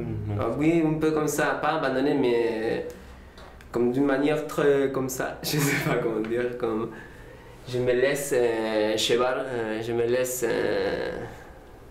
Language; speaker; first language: French; non-native, learner; Spanish